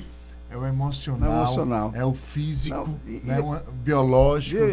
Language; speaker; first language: Portuguese; native; Portuguese